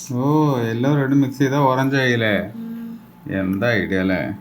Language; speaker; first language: Malayalam; native; Malayalam